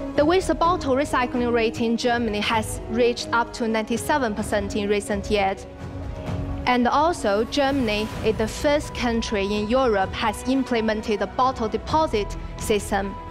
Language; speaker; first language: English; non-native, fluent; Chinese